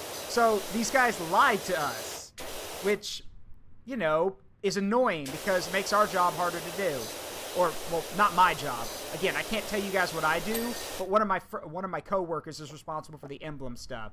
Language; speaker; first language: English; native; English